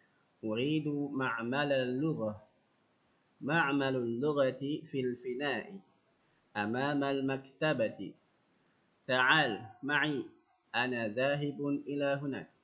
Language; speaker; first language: Arabic; non-native, fluent; Indonesian